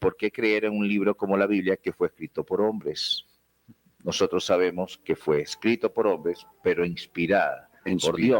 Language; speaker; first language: Spanish; native; Spanish